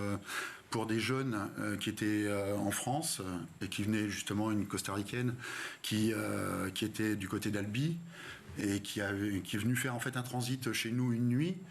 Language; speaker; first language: French; native; French